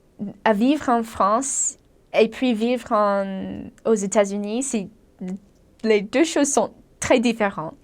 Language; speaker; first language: French; non-native, learner; English